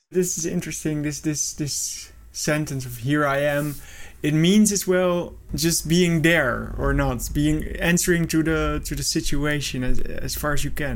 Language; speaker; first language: English; non-native, fluent; Dutch